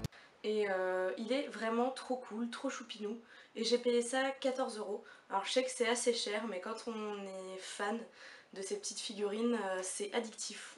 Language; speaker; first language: French; native; French